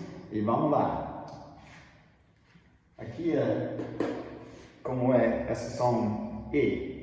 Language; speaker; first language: Portuguese; non-native, fluent; English